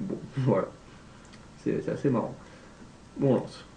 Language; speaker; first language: French; native; French